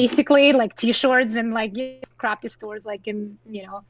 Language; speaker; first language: English; non-native, fluent; Russian